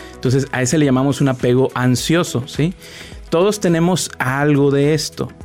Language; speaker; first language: Spanish; native; Spanish